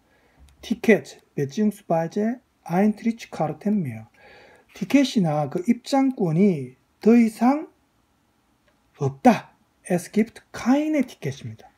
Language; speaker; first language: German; non-native, fluent; Korean